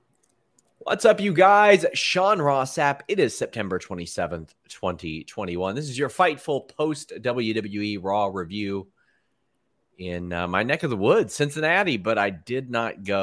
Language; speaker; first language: English; native; English